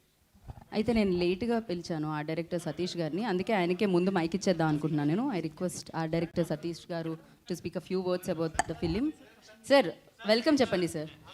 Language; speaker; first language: Telugu; native; Telugu